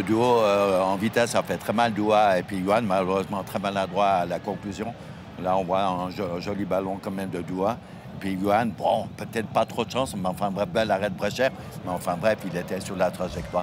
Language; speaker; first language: French; native; French